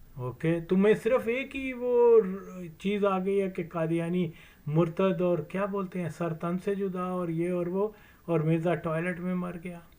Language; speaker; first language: Urdu; non-native, local second language; Punjabi